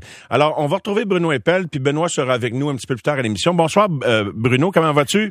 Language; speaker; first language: French; native; French